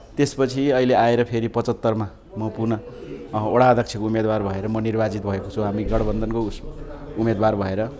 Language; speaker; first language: Nepali; non-native, local second language; Eastern Tamang